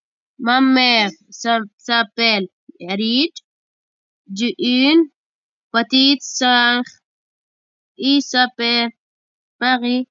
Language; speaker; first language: French; non-native, learner; Arabic